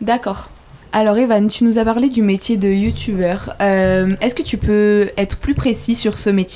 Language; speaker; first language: French; native; French